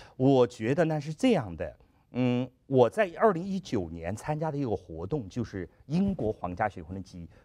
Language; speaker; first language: Chinese; native; Chinese